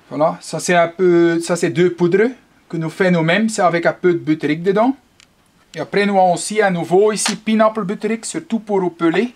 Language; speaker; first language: French; non-native, local second language; Dutch